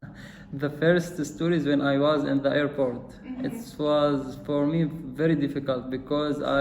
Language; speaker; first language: English; non-native, learner; Arabic